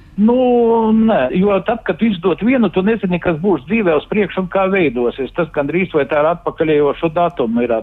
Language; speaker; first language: Latvian; native; Latvian